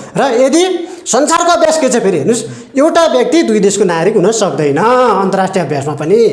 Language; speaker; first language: Nepali; native; Nepali